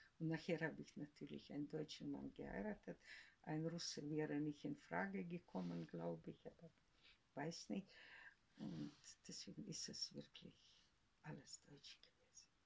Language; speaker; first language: German; early bilingual, heritage; German